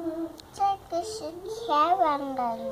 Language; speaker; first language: Chinese; early bilingual, heritage; Chinese